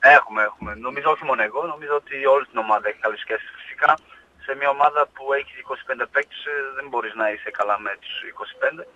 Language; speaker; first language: Greek; non-native, fluent; Portuguese